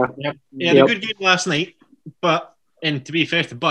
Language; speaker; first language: English; native; English